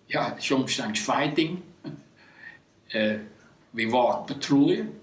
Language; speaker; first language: English; non-native, learner; Dutch